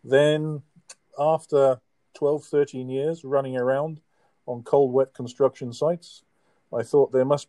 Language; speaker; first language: English; native; English